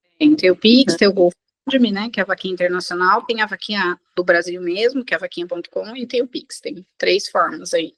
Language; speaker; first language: Portuguese; native; Portuguese